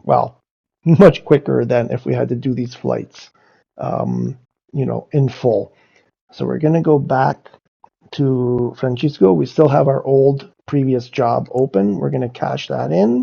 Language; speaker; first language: English; native; English